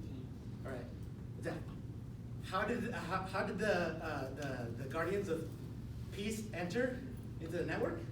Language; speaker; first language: English; non-native, fluent; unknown